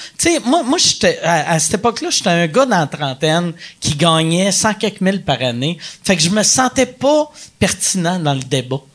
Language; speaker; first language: French; native; French